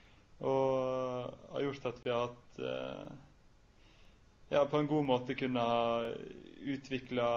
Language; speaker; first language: Norwegian; native; Norwegian